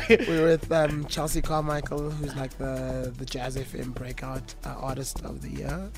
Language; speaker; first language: English; non-native, local second language; Zulu